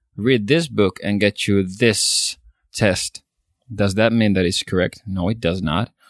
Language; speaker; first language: English; non-native, fluent; Swedish